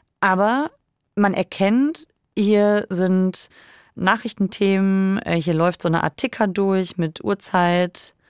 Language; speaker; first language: German; native; German